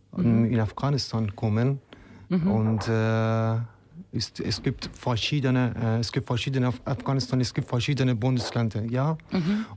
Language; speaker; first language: German; non-native, fluent; Persian